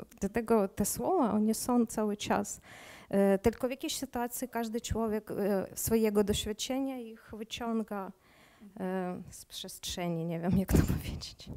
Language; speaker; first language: Polish; non-native, learner; Ukrainian